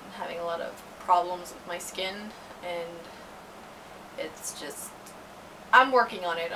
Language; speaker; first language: English; native; English